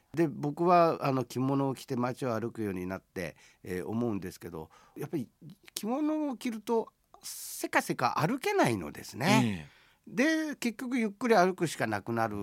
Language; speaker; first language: Japanese; native; Japanese